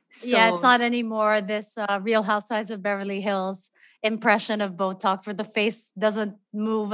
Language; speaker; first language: English; non-native, local second language; Filipino